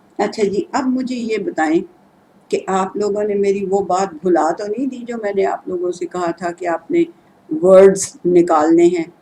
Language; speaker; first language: Urdu; native; Urdu